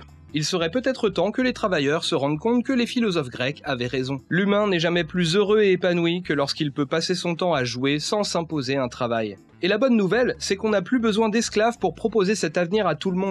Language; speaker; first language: French; native; French